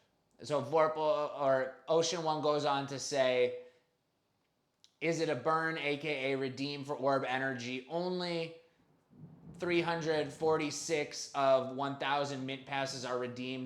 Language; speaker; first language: English; native; English